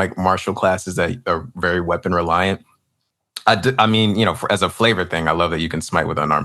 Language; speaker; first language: English; native; English